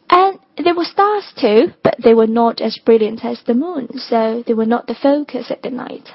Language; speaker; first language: English; non-native, fluent; Chinese